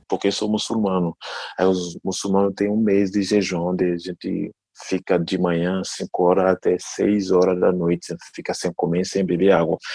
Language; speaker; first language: Portuguese; non-native, fluent; Dyula